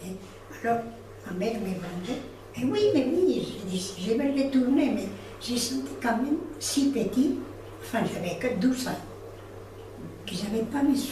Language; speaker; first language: French; non-native, fluent; Spanish